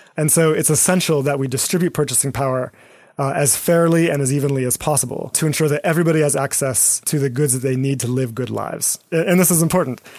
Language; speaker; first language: English; native; English